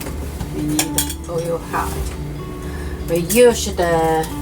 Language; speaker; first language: English; non-native, learner; Chinese